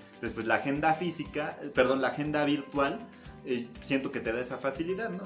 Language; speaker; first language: Spanish; native; Spanish